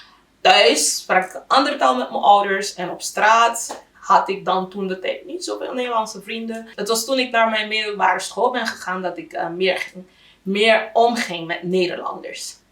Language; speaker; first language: Dutch; non-native, local second language; Haitian Creole